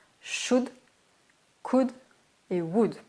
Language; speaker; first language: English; non-native, fluent; French